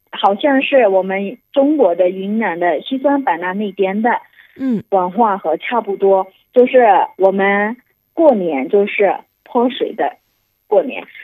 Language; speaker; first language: Chinese; non-native, fluent; Burmese